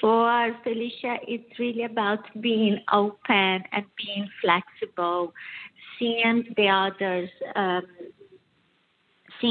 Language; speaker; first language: English; non-native, fluent; Portuguese